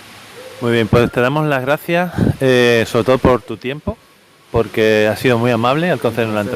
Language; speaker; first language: Spanish; native; Spanish